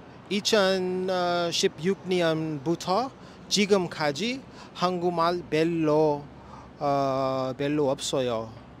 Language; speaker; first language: Korean; non-native, learner; English